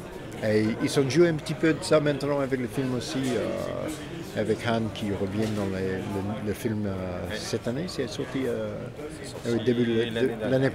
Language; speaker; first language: French; non-native, fluent; English